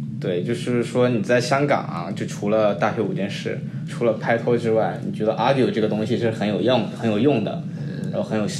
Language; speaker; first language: Chinese; native; Chinese